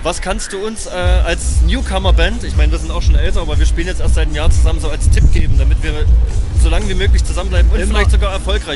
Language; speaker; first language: German; native; German